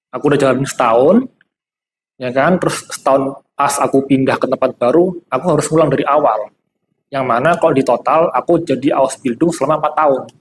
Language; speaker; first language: Indonesian; native; Indonesian